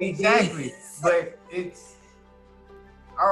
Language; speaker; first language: English; native; English